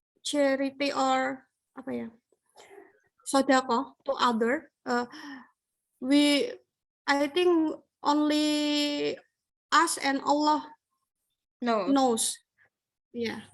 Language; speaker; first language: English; non-native, learner; Indonesian